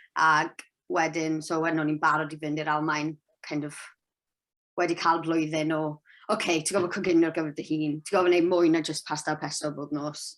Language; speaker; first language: Welsh; native; Welsh